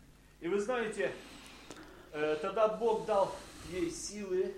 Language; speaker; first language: Polish; non-native, learner; Russian